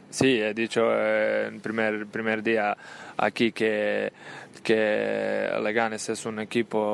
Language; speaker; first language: Spanish; non-native, learner; Serbian